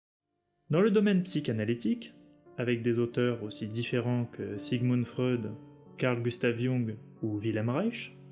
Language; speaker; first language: French; native; French